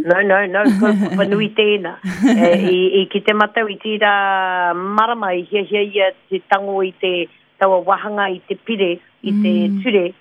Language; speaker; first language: Māori; non-native, local second language; English